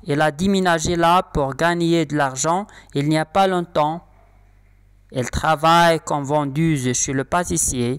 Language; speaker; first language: French; non-native, local second language; Arabic